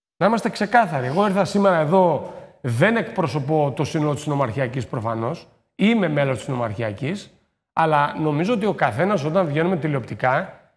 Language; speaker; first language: Greek; native; Greek